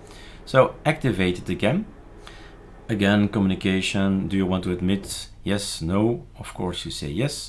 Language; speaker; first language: English; non-native, fluent; Dutch